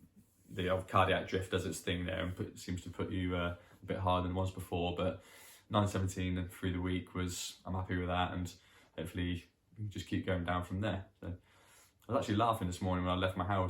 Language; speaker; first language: English; native; English